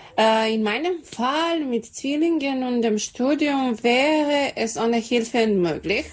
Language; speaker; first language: German; non-native, learner; Serbian